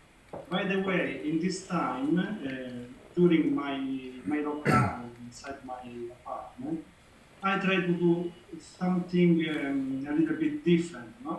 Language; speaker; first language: English; non-native, learner; Italian